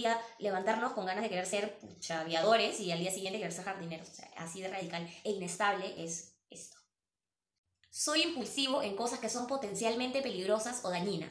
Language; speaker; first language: Spanish; native; Spanish